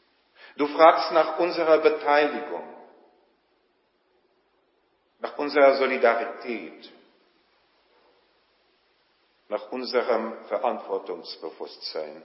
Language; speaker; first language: German; non-native, fluent; Polish